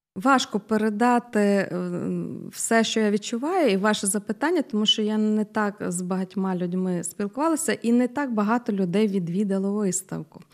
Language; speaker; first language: Ukrainian; native; Ukrainian